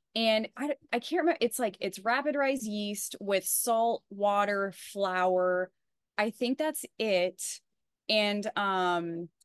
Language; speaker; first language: English; native; English